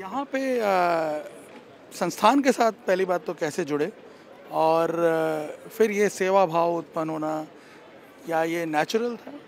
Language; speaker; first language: Hindi; native; Hindi